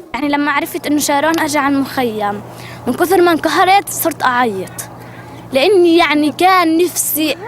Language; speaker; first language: Arabic; native; Arabic